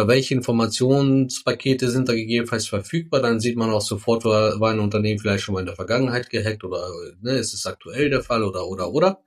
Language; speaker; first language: German; native; German